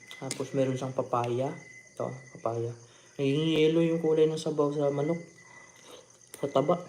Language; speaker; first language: Filipino; non-native, local second language; Cebuano